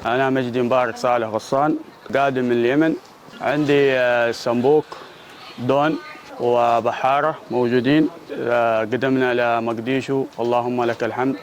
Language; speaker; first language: Arabic; native; Arabic